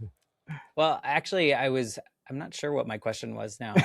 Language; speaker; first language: English; native; English